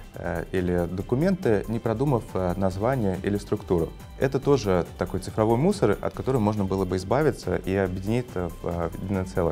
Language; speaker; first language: Russian; native; Russian